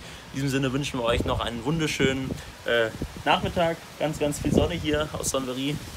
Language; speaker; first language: German; native; German